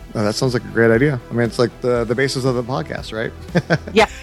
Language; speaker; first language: English; native; English